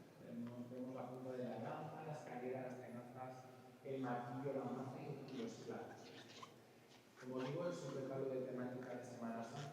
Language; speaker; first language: Spanish; native; Spanish